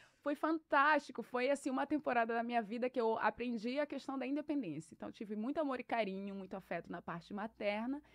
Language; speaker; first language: Portuguese; native; Portuguese